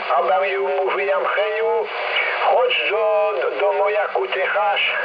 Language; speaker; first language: Polish; non-native, learner; French